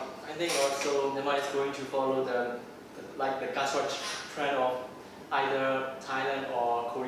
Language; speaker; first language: English; non-native, learner; Burmese